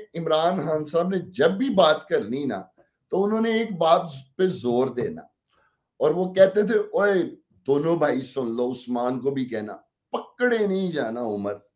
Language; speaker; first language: Urdu; non-native, local second language; Punjabi